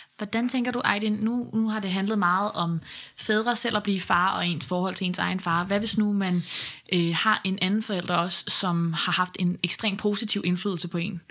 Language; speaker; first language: Danish; native; Danish